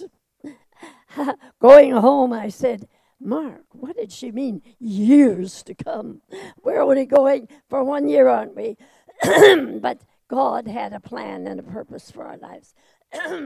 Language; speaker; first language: English; native; English